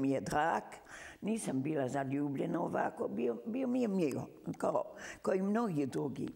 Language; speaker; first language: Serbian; early bilingual, heritage; Serbian